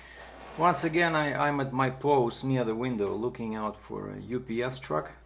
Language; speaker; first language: English; non-native, fluent; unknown